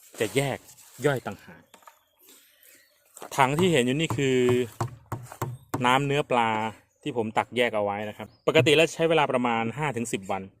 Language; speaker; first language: Thai; native; Thai